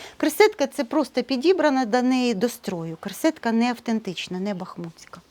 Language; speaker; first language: Ukrainian; native; Ukrainian